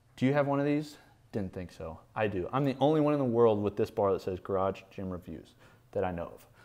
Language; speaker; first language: English; native; English